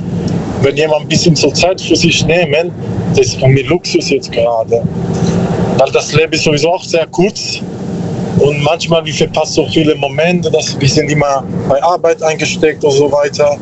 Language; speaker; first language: German; non-native, learner; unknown